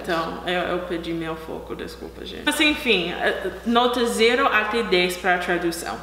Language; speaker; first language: Portuguese; non-native, learner; English